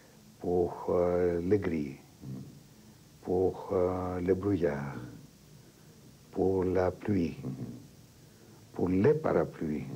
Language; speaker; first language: French; non-native, fluent; Greek